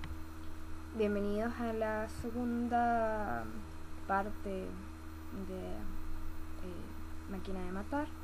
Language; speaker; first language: Spanish; native; Spanish